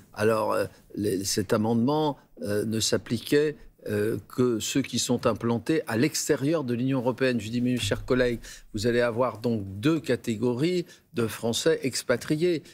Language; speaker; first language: French; native; French